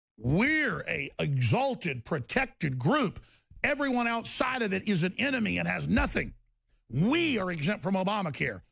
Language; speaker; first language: English; native; English